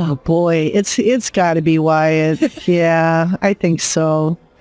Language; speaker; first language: English; native; English